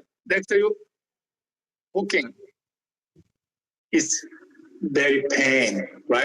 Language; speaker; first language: English; non-native, learner; Korean